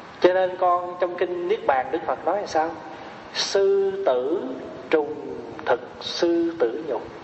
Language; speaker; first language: Vietnamese; native; Vietnamese